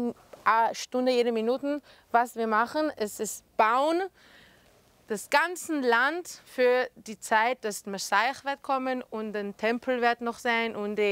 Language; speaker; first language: German; non-native, fluent; Hebrew